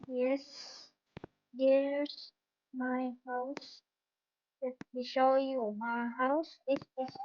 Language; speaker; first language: English; non-native, learner; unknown